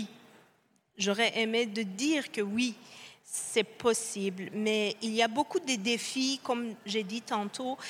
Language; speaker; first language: French; non-native, fluent; Persian